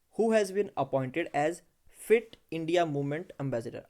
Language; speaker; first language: English; non-native, local second language; Punjabi